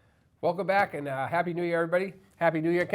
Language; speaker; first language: English; native; English